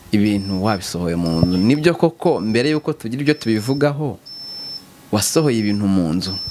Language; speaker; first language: Kinyarwanda; native; Kinyarwanda